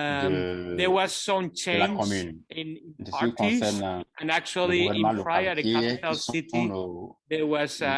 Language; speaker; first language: English; non-native, fluent; Kabuverdianu